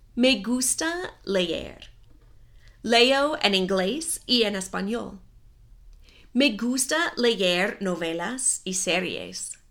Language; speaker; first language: Spanish; non-native, fluent; English